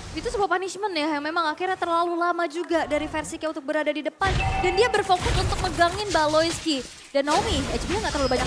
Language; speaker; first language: Indonesian; native; Indonesian